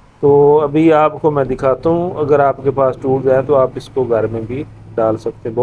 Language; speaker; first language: Urdu; non-native, local second language; Punjabi